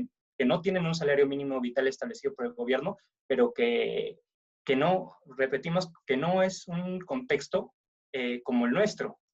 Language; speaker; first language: Spanish; native; Spanish